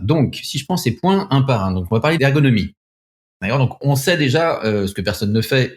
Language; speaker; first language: French; native; French